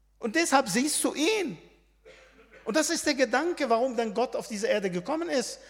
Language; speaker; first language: German; non-native, fluent; Arabic